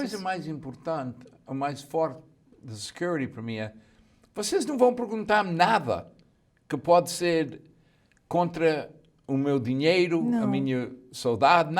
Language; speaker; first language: Portuguese; early bilingual, heritage; Portuguese